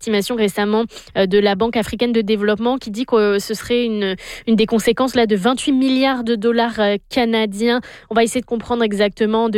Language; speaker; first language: French; native; French